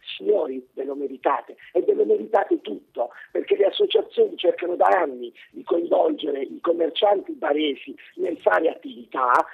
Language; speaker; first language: Italian; native; Italian